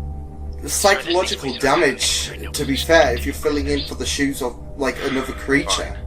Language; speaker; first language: English; native; English